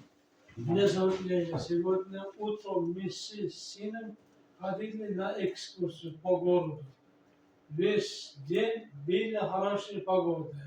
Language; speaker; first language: Russian; non-native, learner; Uzbek